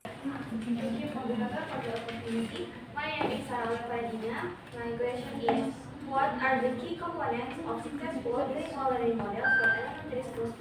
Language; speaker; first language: English; non-native, learner; Indonesian